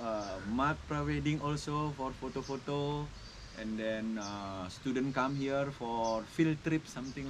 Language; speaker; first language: English; non-native, learner; Indonesian